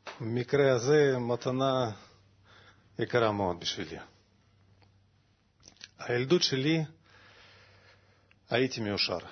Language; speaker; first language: Hebrew; non-native, learner; Russian